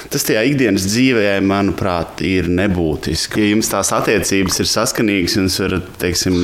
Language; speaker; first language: Latvian; native; Latvian